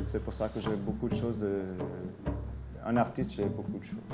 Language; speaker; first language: French; non-native, fluent; Portuguese